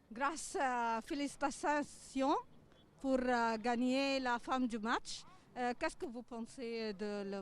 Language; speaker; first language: French; non-native, learner; Arabic